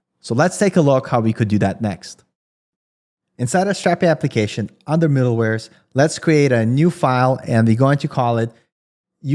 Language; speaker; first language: English; native; English